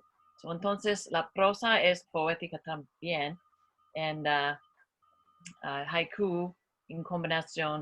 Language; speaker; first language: Spanish; non-native, learner; English